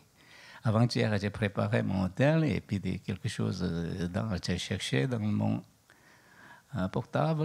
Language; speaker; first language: French; non-native, learner; Korean